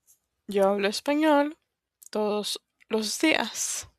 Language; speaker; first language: Spanish; non-native, fluent; English